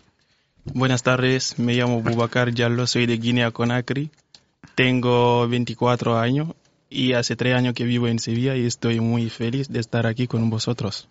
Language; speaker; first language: Spanish; non-native, fluent; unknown